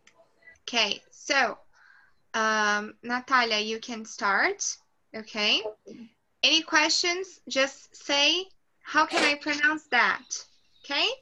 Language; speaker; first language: English; non-native, fluent; Portuguese